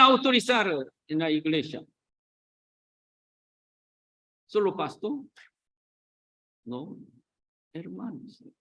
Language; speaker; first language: Spanish; non-native, learner; Korean